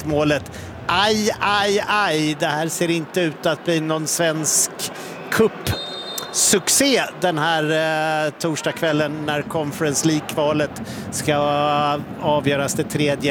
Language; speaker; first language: Swedish; native; Swedish